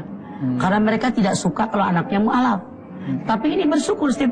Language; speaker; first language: Indonesian; native; Indonesian